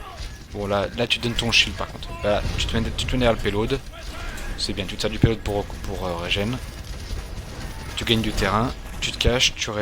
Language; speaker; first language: French; native; French